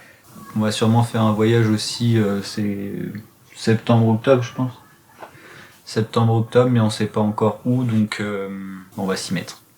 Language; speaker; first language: French; native; French